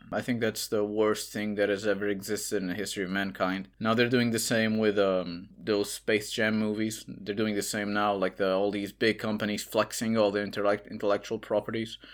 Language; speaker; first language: English; non-native, fluent; Portuguese